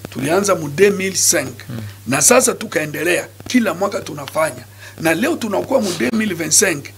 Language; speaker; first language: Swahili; non-native, local second language; Nande